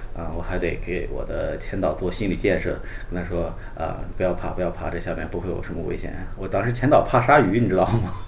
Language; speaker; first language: Chinese; native; Chinese